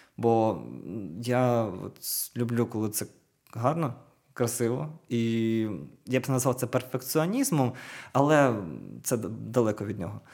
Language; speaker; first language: Ukrainian; non-native, local second language; Russian